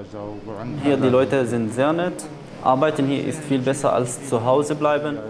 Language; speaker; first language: German; non-native, learner; Arabic